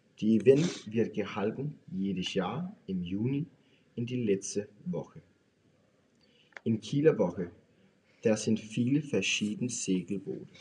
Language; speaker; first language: German; non-native, learner; Danish